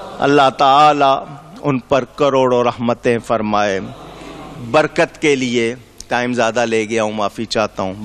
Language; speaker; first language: Urdu; non-native, local second language; Punjabi